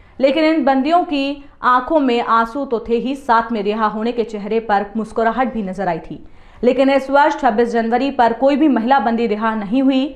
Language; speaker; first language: Hindi; native; Hindi